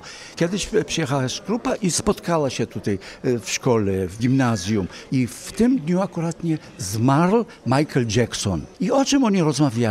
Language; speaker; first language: Polish; early bilingual, heritage; Polish